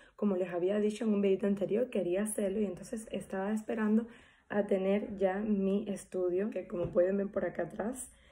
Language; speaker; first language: Spanish; native; Spanish